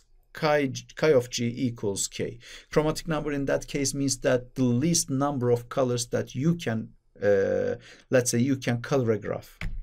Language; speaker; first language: English; non-native, fluent; Turkish